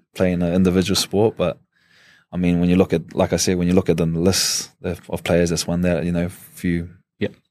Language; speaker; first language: English; native; English